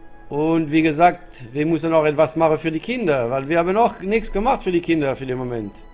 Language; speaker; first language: German; non-native, learner; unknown